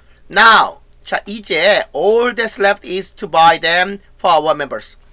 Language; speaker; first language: English; non-native, fluent; Korean